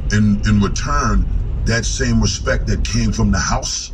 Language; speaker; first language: English; native; English